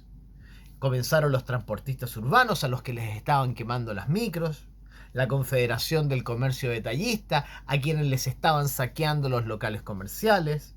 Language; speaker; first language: Spanish; native; Spanish